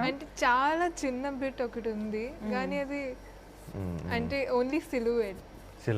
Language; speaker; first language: Telugu; non-native, fluent; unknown